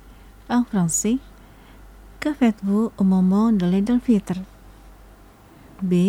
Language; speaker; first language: French; non-native, fluent; Indonesian